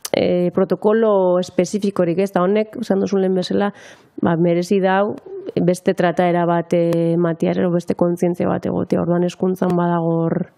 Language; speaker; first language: Basque; native; Basque